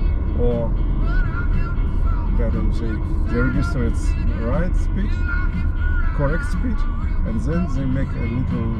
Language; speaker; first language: English; non-native, learner; German